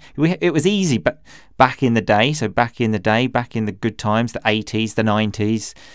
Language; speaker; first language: English; native; English